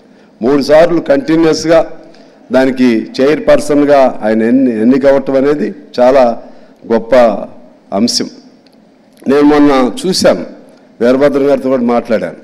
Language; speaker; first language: Telugu; native; Telugu